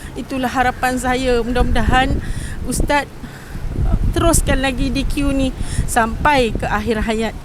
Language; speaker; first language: Malay; native; Malay